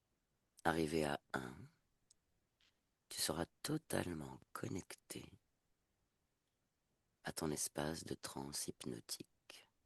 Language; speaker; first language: French; native; French